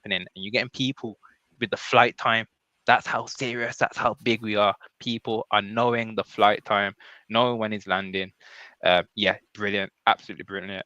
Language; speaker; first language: English; native; English